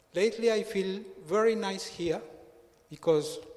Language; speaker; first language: English; non-native, fluent; Spanish